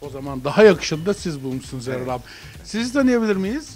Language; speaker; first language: Turkish; native; Turkish